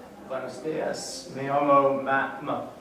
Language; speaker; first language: Spanish; non-native, learner; English